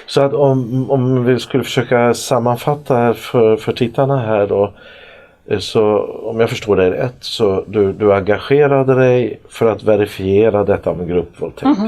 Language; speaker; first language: Swedish; native; Swedish